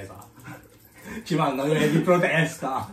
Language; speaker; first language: Italian; native; Italian